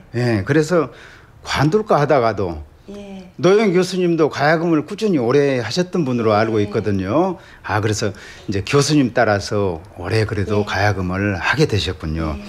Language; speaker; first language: Korean; native; Korean